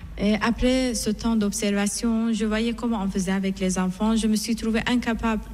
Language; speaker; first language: French; non-native, fluent; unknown